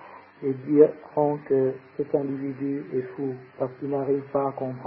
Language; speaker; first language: French; non-native, fluent; Vietnamese